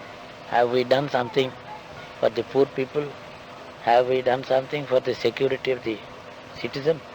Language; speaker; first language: English; non-native, local second language; Telugu